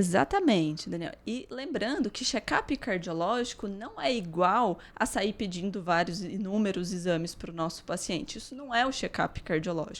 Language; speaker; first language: Portuguese; native; Portuguese